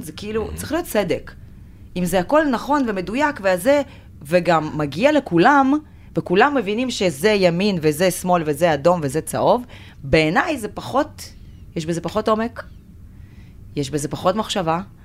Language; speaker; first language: Hebrew; non-native, fluent; Russian